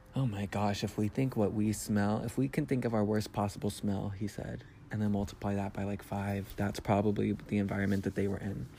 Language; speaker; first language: English; early bilingual, other home language; Spanish